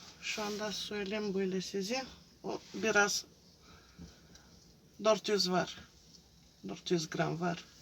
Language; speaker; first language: Turkish; non-native, fluent; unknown